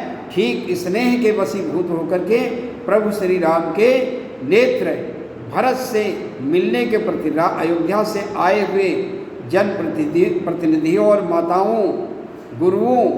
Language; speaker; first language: Hindi; native; Hindi